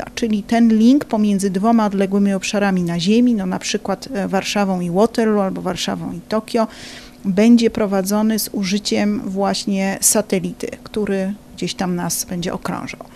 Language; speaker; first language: Polish; native; Polish